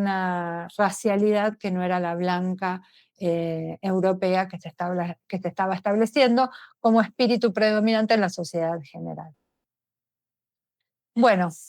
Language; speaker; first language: Spanish; native; Spanish